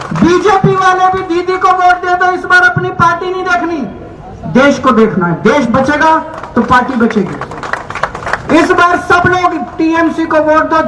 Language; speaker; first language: Hindi; native; Hindi